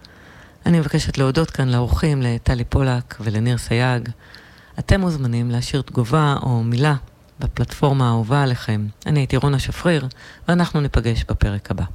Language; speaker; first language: Hebrew; native; Hebrew